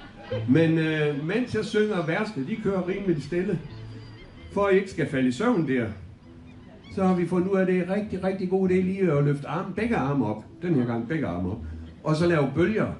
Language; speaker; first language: Danish; native; Danish